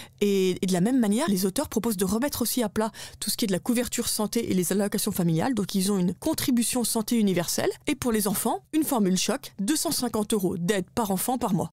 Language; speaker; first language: French; native; French